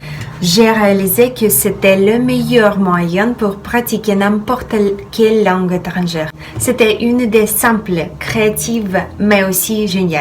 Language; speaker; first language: French; non-native, fluent; Russian